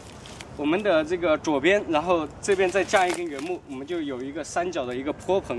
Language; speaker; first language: Chinese; native; Chinese